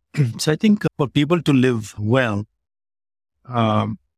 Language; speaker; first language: English; non-native, local second language; Hindi